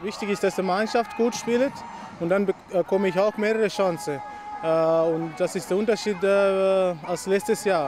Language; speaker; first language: German; non-native, fluent; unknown